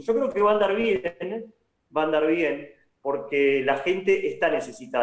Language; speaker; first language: Spanish; native; Spanish